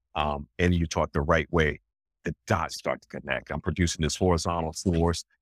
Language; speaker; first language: English; native; English